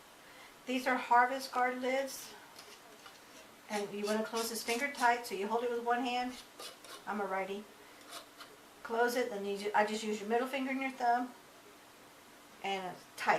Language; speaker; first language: English; native; English